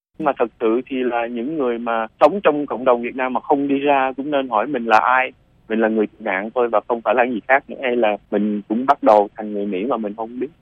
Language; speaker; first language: Vietnamese; early bilingual, other home language; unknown